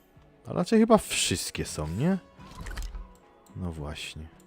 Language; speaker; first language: Polish; native; Polish